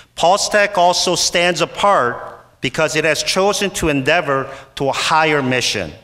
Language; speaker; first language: English; native; English